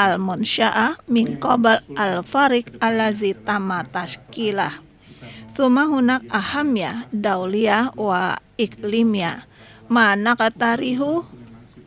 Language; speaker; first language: Arabic; non-native, fluent; Indonesian